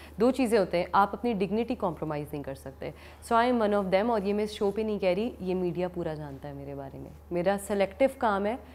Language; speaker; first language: Urdu; native; Urdu